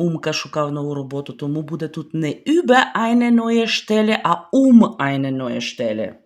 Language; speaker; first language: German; non-native, fluent; Ukrainian